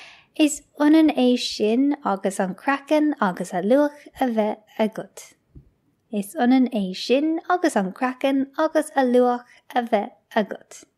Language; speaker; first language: Irish; non-native, local second language; English